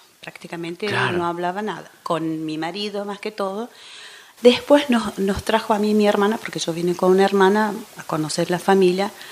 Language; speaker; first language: Spanish; non-native, fluent; Portuguese